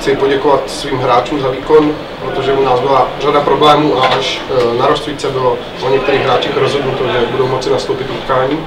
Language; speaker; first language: Russian; non-native, learner; Czech